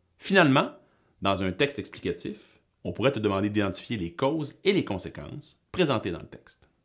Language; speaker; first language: French; native; French